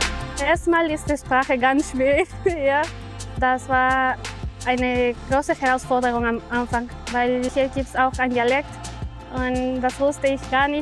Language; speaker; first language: German; non-native, fluent; Spanish